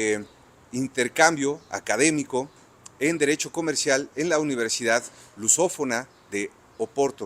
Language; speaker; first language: Spanish; native; Spanish